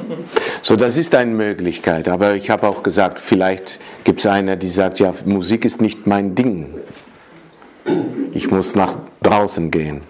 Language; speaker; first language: German; non-native, fluent; Dutch